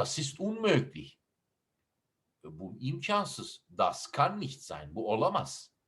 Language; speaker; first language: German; non-native, fluent; Turkish